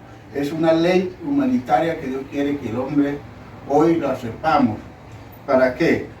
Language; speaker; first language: Spanish; native; Spanish